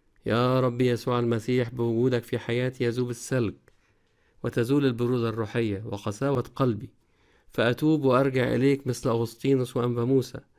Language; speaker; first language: Arabic; native; Arabic